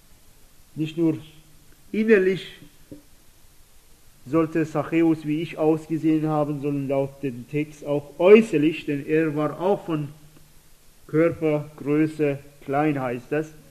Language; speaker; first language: German; non-native, fluent; Persian